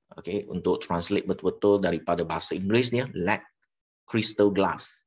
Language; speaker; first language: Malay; non-native, local second language; Chinese